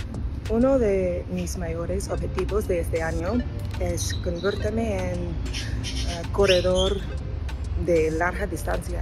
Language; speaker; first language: Spanish; non-native, learner; English